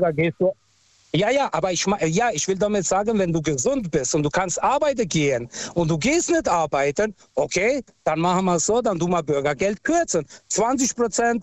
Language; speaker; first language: German; non-native, fluent; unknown